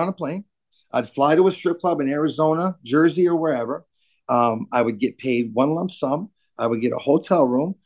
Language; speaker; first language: English; native; English